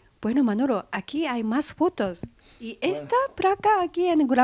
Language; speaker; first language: Spanish; non-native, fluent; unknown